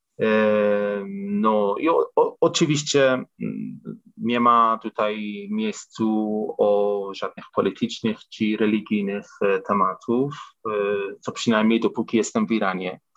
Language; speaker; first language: Polish; non-native, fluent; Persian